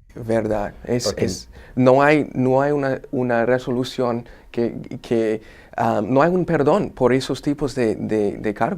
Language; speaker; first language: Spanish; non-native, fluent; English